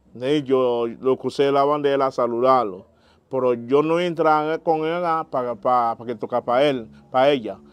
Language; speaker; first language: Spanish; non-native, learner; Haitian Creole